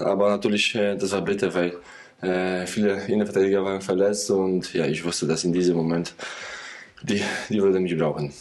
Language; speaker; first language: German; non-native, fluent; Polish